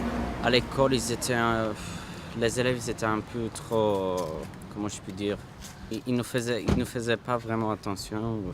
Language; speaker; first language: French; non-native, fluent; Armenian